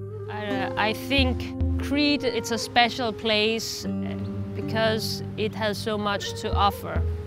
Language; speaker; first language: English; non-native, fluent; Greek